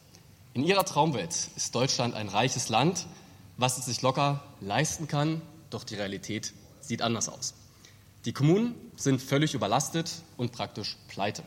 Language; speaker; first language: German; native; German